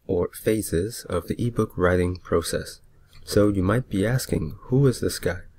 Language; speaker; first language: English; native; English